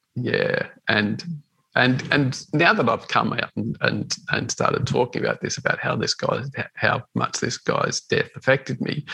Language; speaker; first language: English; native; English